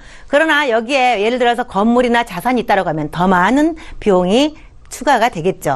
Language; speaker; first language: Korean; native; Korean